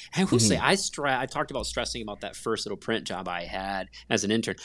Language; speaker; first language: English; native; English